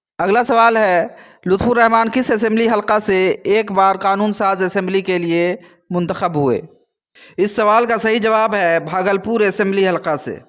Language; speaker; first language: Urdu; native; Urdu